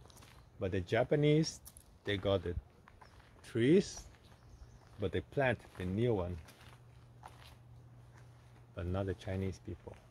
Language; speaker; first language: English; non-native, fluent; Portuguese